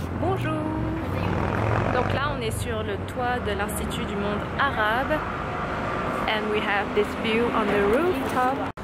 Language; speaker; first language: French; non-native, learner; Thai